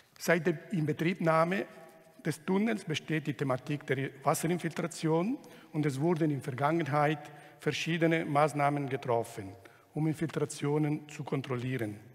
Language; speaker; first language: German; non-native, local second language; Italian